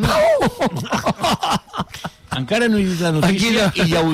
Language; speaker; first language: Catalan; native; Catalan